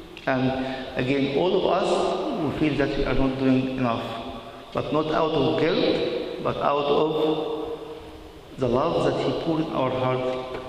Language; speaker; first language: English; non-native, fluent; Arabic